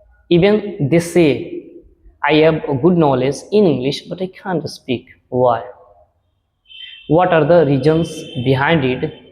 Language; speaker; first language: English; non-native, learner; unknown